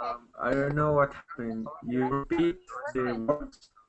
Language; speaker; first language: English; non-native, learner; Spanish